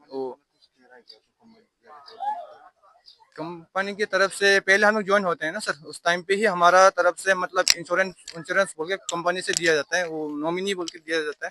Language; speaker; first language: Hindi; non-native, local second language; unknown